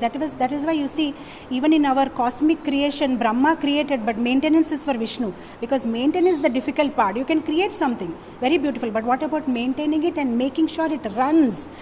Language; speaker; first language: English; non-native, local second language; Telugu